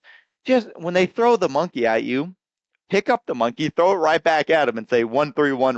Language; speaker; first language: English; native; English